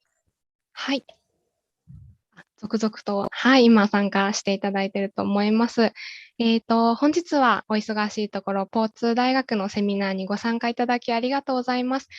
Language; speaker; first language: Japanese; native; Japanese